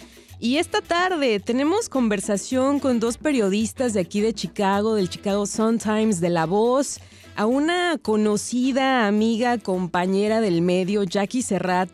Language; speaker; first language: Spanish; native; Spanish